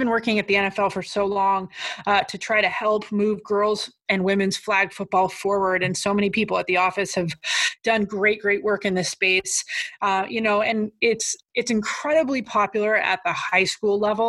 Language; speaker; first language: English; native; English